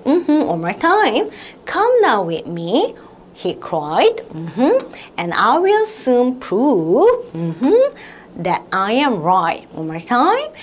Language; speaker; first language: English; non-native, fluent; Korean